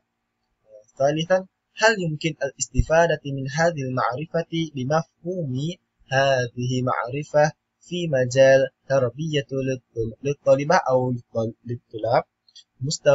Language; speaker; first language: Arabic; non-native, learner; Malay